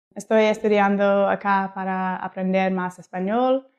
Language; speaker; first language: Spanish; non-native, learner; English